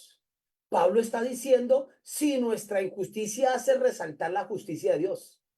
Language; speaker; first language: Spanish; native; Spanish